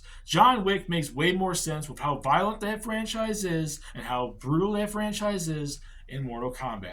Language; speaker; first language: English; native; English